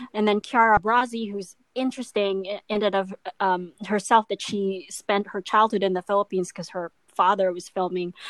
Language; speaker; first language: English; non-native, local second language; Filipino